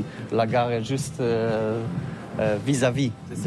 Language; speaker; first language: French; non-native, learner; Polish